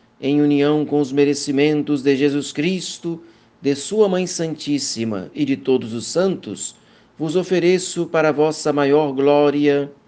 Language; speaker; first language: Portuguese; native; Portuguese